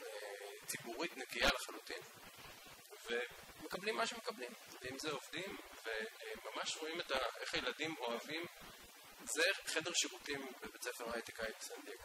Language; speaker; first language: Hebrew; native; Hebrew